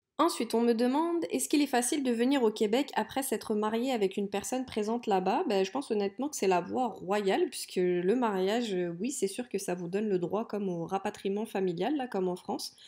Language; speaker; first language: French; native; French